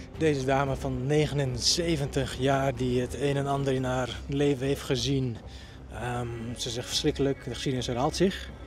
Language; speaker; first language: Dutch; early bilingual, other home language; Bosnian